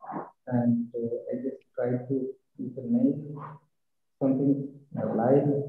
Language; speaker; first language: English; non-native, learner; Malayalam